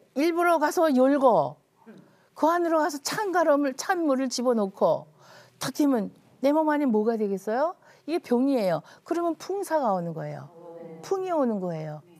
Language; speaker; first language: Korean; native; Korean